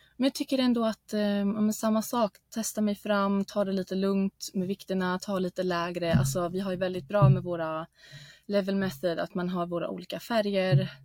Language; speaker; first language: Swedish; non-native, fluent; German